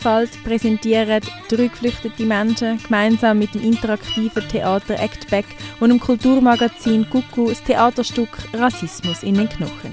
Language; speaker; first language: German; native; German